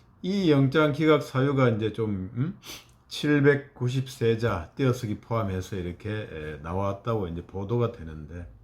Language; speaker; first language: Korean; native; Korean